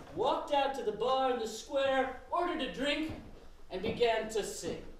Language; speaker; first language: English; native; English